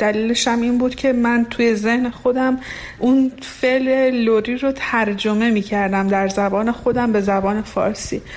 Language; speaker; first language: Persian; non-native, local second language; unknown